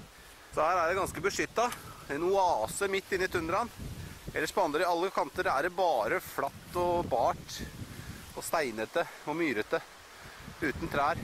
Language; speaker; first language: Norwegian; native; Norwegian